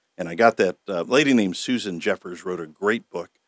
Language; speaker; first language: English; native; English